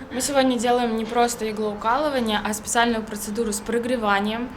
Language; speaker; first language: Russian; native; Russian